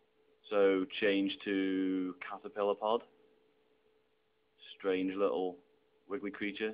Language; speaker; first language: English; native; English